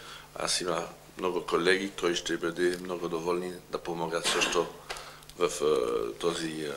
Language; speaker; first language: Bulgarian; non-native, learner; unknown